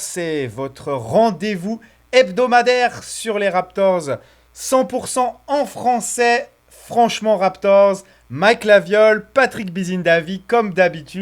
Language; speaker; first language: French; native; French